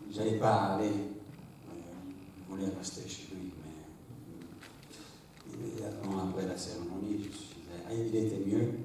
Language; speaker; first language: French; non-native, fluent; English